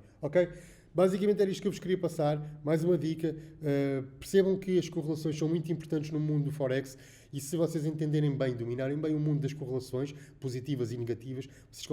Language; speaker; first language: Portuguese; native; Portuguese